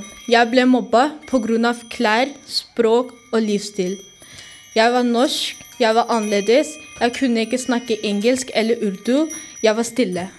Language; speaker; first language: Norwegian; early bilingual, other home language; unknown